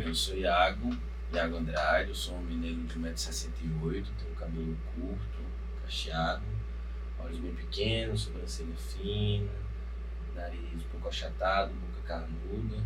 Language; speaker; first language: Portuguese; native; Portuguese